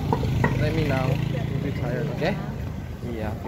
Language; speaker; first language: English; non-native, learner; Indonesian